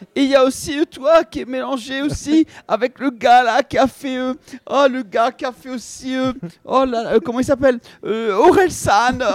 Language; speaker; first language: French; native; French